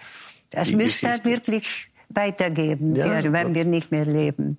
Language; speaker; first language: German; non-native, fluent; Hungarian